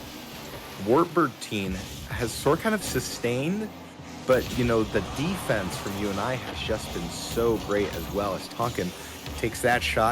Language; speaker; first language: English; native; English